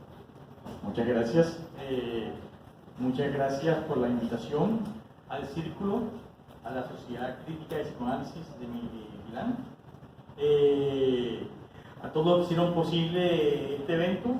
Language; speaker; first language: Spanish; native; Spanish